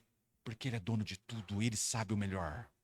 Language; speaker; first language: Portuguese; native; Portuguese